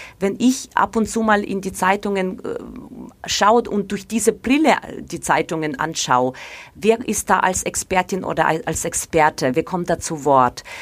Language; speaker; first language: German; non-native, fluent; Ukrainian